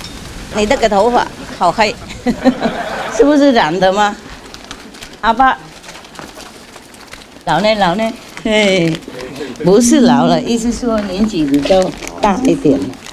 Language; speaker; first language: Chinese; non-native, fluent; Vietnamese